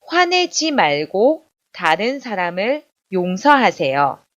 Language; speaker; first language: Korean; non-native, fluent; Chinese